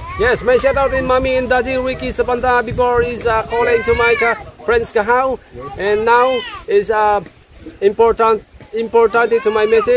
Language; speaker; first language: English; non-native, learner; Filipino